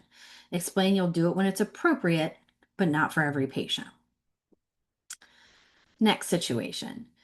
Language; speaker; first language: English; native; English